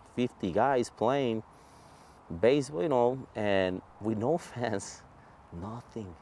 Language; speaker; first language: English; non-native, fluent; Spanish